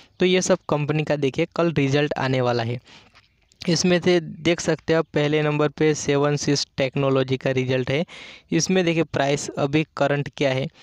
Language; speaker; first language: Hindi; non-native, local second language; Gujarati